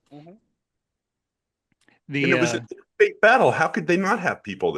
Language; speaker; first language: English; native; English